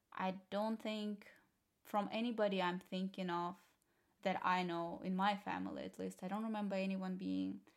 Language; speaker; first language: English; non-native, fluent; Russian